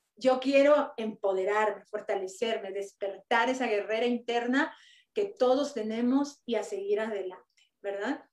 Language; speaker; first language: Spanish; native; Spanish